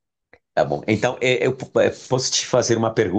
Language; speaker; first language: Portuguese; non-native, fluent; Spanish